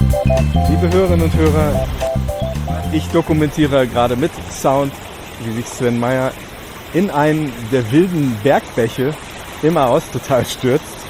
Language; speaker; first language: German; native; German